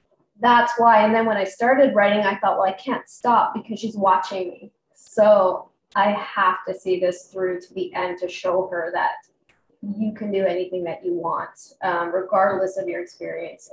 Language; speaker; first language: English; native; English